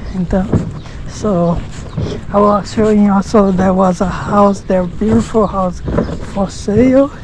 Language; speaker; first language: English; non-native, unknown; Portuguese